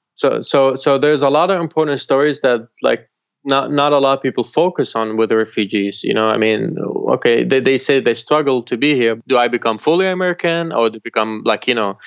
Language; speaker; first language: English; non-native, fluent; Arabic